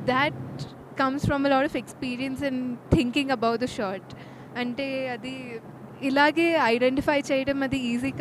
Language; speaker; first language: Telugu; non-native, fluent; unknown